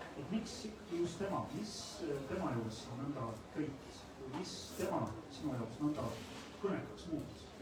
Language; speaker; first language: Estonian; native; Estonian